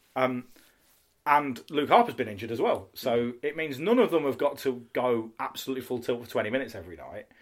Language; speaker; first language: English; native; English